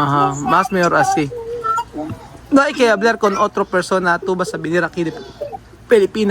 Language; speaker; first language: Spanish; non-native, learner; Filipino